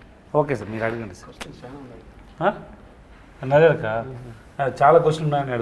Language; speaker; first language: Telugu; non-native, learner; Tamil